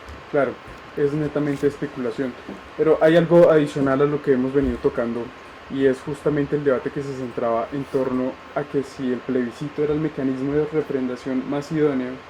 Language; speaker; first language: Spanish; native; Spanish